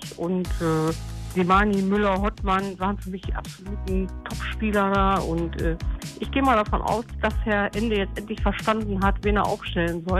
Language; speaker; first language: German; native; German